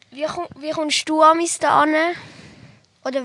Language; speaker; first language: German; native; German